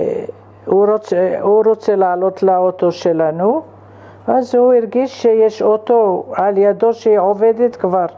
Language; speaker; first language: Hebrew; non-native, fluent; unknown